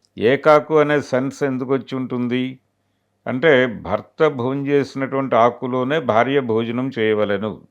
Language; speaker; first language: Telugu; native; Telugu